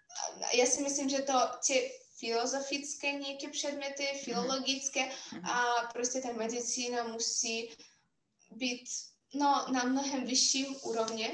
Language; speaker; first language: Czech; non-native, fluent; Russian